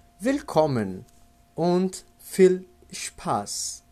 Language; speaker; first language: German; non-native, learner; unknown